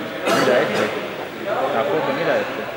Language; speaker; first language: Spanish; native; Spanish